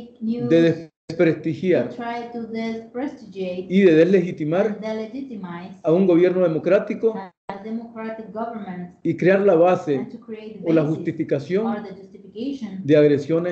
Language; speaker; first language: Spanish; native; Spanish